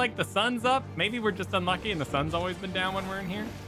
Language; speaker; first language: English; native; English